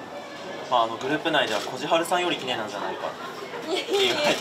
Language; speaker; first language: Japanese; native; Japanese